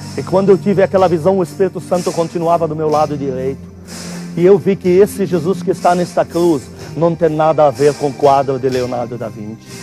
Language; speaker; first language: Portuguese; non-native, fluent; Arabic